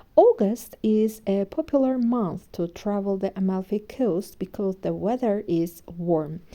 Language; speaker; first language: English; non-native, fluent; Azerbaijani